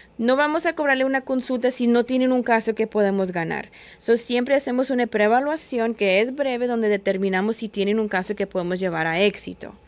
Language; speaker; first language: Spanish; early bilingual, heritage; Spanish